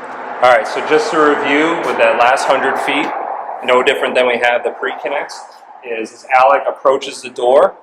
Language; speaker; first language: English; native; English